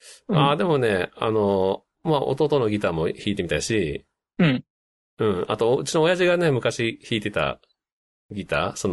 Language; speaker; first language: Japanese; native; Japanese